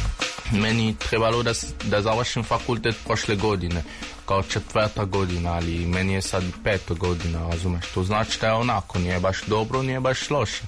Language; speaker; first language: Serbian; non-native, fluent; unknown